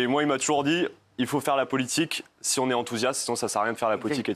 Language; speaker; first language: French; native; French